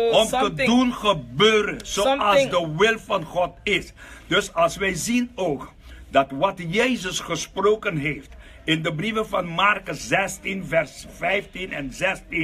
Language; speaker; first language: Dutch; non-native, local second language; Papiamento